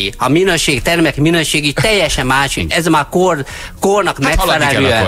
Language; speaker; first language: Hungarian; non-native, learner; Chinese